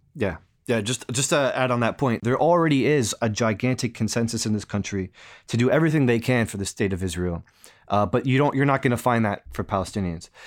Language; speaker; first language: English; native; English